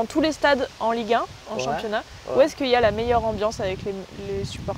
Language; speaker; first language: French; native; French